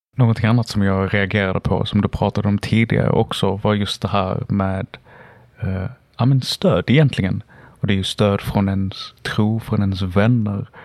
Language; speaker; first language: Swedish; native; Swedish